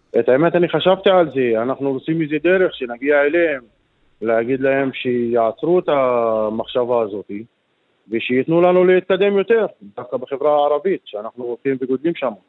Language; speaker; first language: Hebrew; non-native, local second language; Arabic